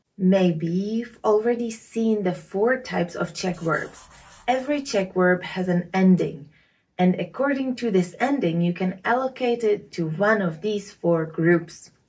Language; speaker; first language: English; non-native, fluent; Czech